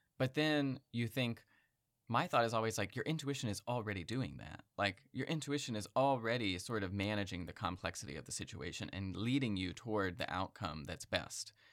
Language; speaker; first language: English; native; English